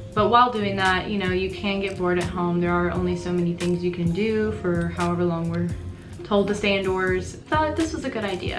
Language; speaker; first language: English; native; English